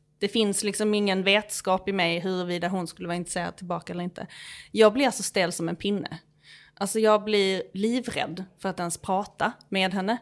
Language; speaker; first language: Swedish; native; Swedish